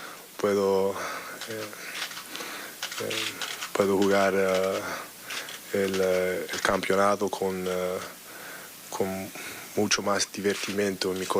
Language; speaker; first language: Spanish; non-native, learner; English